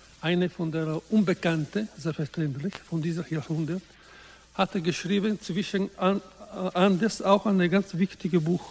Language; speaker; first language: German; non-native, learner; Italian